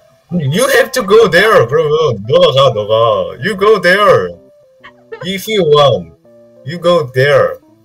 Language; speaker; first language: English; non-native, learner; Korean